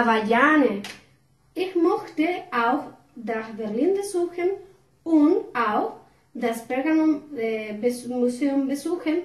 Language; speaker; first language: German; non-native, learner; Spanish